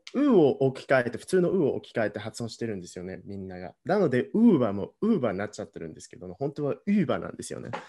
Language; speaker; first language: Japanese; non-native, fluent; German